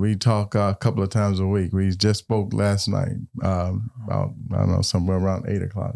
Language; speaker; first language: English; native; English